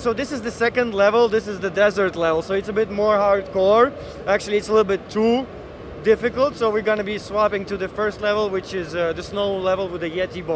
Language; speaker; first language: English; non-native, fluent; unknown